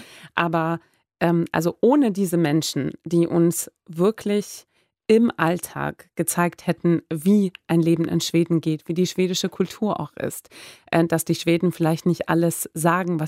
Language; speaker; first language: German; non-native, fluent; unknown